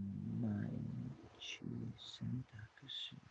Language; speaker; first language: Japanese; non-native, learner; English